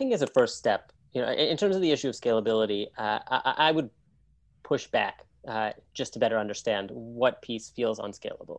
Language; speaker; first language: English; native; English